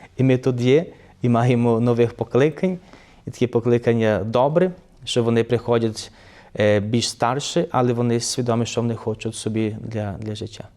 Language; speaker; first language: Ukrainian; early bilingual, heritage; Ukrainian